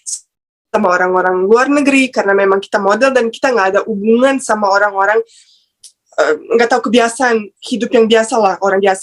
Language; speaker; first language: Indonesian; non-native, fluent; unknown